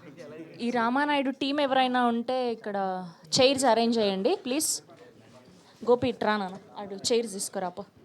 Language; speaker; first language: Telugu; native; Telugu